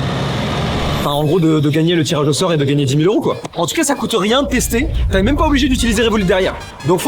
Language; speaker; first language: French; native; French